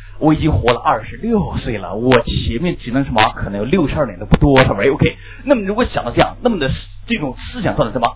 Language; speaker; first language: Chinese; native; Chinese